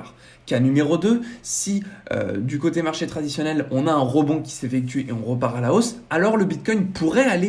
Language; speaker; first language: French; native; French